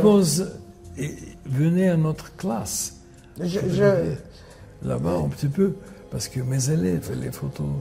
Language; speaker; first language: French; non-native, fluent; Russian